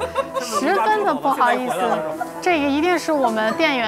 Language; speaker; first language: Chinese; native; Chinese